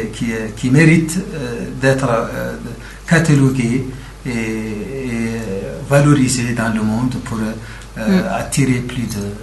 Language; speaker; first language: French; non-native, local second language; Arabic